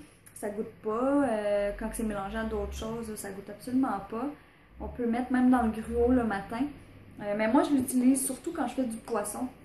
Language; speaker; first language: French; native; French